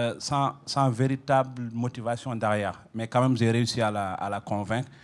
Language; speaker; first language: French; non-native, local second language; Fula